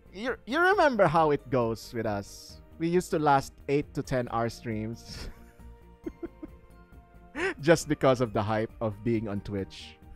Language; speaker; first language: English; non-native, local second language; Filipino